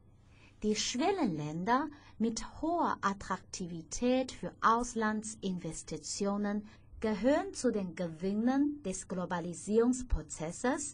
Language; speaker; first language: German; non-native, fluent; Chinese